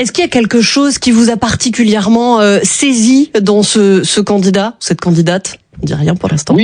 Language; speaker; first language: French; native; French